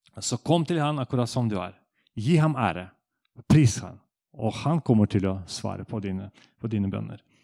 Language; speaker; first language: Norwegian; non-native, fluent; Russian